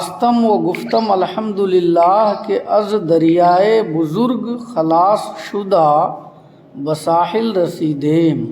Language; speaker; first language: Persian; non-native, fluent; Urdu